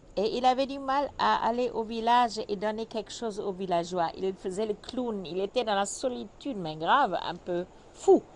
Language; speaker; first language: French; non-native, fluent; German